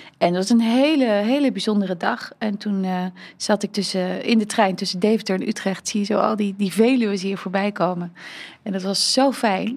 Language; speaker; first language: Dutch; early bilingual, heritage; Dutch